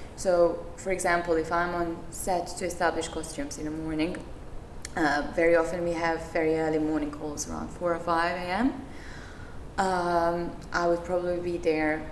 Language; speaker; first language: English; non-native, fluent; Serbian